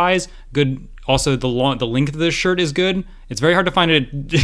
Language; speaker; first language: English; native; English